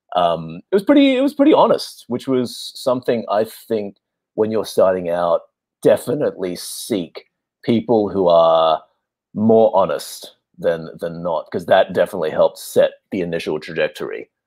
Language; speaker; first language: English; native; English